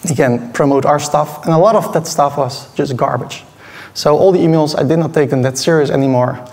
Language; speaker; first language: English; non-native, fluent; Dutch